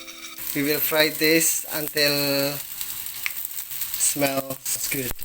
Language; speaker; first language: English; non-native, learner; Indonesian